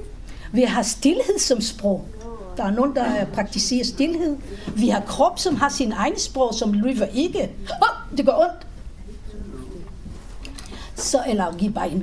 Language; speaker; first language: Danish; non-native, fluent; Hebrew